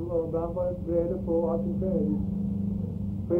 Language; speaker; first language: Swedish; early bilingual, heritage; Swedish